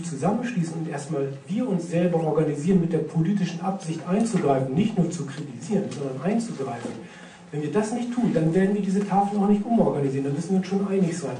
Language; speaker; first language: German; native; German